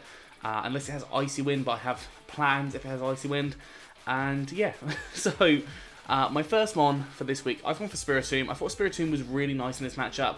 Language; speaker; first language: English; native; English